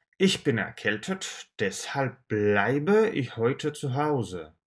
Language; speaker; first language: German; non-native, fluent; Russian